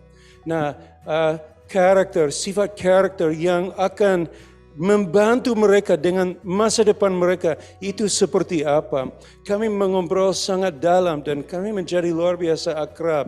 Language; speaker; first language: Indonesian; non-native, fluent; English